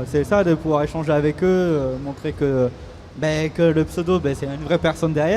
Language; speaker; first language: French; native; French